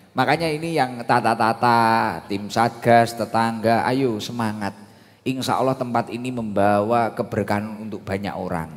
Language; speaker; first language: Indonesian; native; Indonesian